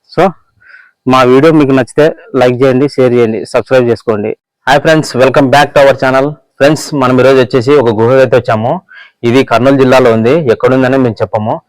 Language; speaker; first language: Telugu; native; Telugu